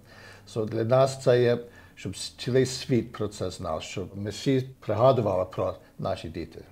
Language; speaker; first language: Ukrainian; early bilingual, heritage; Ukrainian